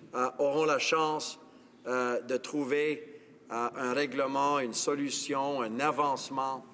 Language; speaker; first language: French; non-native, local second language; English